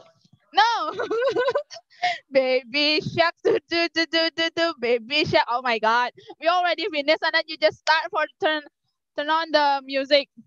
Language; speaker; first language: English; non-native, learner; Indonesian